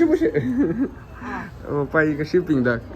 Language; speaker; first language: Chinese; non-native, learner; Malayalam